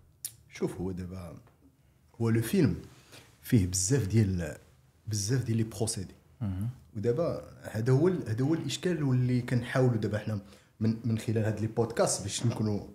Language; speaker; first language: Arabic; native; Arabic